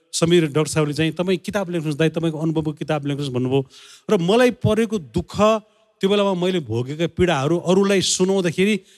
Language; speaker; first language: Nepali; native; Nepali